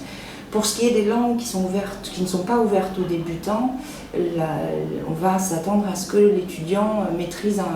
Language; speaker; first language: French; native; French